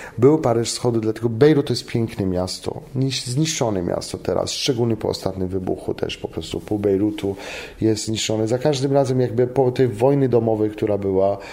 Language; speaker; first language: Polish; non-native, fluent; Arabic